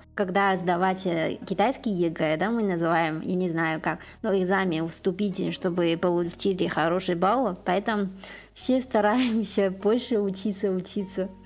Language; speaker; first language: Russian; non-native, learner; Chinese